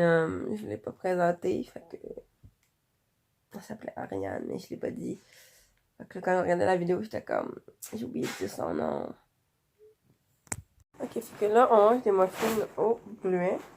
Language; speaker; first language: French; native; French